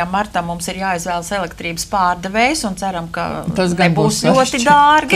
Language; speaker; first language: Latvian; native; Latvian